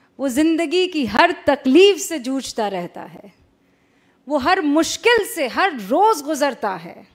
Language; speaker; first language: Hindi; native; Hindi